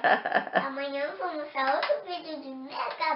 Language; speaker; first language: Portuguese; early bilingual, heritage; Portuguese